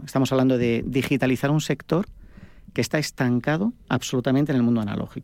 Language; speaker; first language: Spanish; native; Spanish